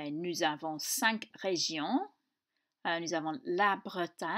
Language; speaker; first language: French; non-native, fluent; English